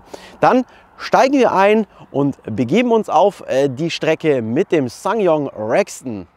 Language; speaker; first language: German; native; German